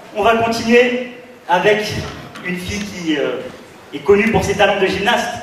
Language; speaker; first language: French; native; French